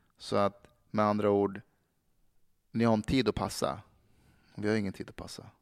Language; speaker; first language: Swedish; early bilingual, other home language; Persian